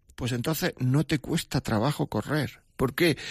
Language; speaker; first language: Spanish; native; Spanish